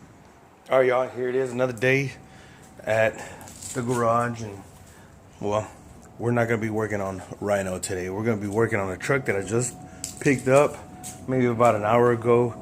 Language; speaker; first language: English; native; English